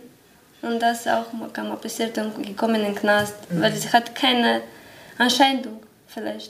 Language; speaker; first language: German; non-native, learner; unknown